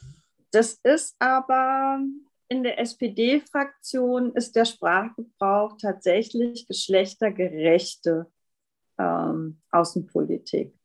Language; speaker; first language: German; native; German